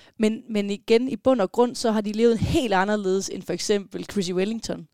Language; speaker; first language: Danish; native; Danish